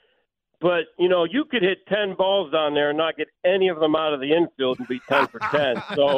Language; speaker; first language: English; native; English